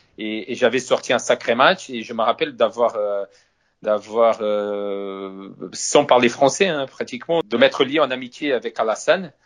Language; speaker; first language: French; non-native, fluent; Portuguese